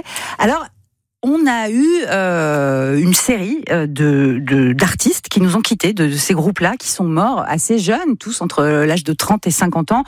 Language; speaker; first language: French; native; French